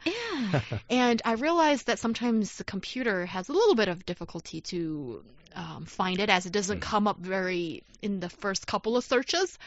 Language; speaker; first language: English; non-native, fluent; Chinese